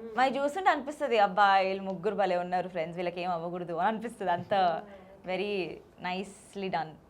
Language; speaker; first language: Telugu; native; Telugu